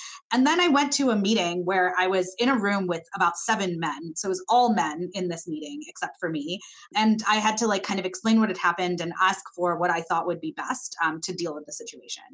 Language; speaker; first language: English; non-native, local second language; Malayalam